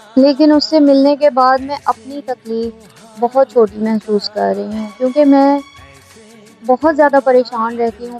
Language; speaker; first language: Urdu; native; Urdu